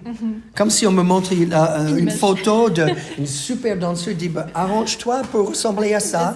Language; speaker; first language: French; non-native, fluent; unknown